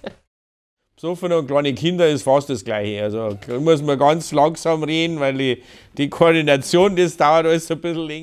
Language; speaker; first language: German; native; German